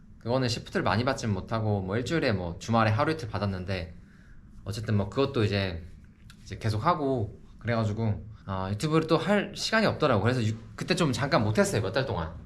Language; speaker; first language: Korean; native; Korean